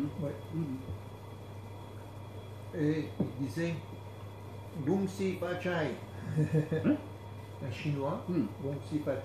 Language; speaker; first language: French; non-native, fluent; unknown